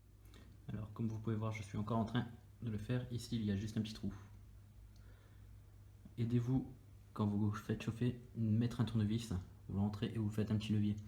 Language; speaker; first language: French; native; French